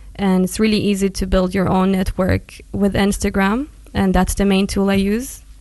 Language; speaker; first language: English; non-native, fluent; Hebrew